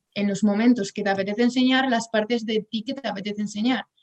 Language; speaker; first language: Spanish; native; Spanish